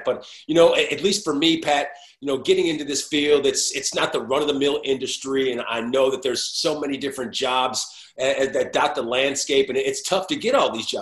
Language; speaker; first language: English; native; English